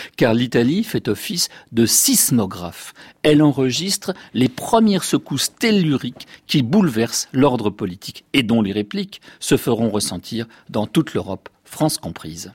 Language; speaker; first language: French; native; French